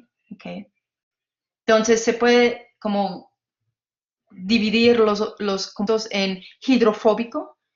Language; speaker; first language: Spanish; non-native, fluent; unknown